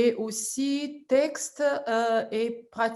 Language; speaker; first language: French; non-native, fluent; Russian